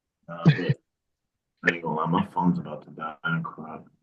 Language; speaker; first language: English; native; English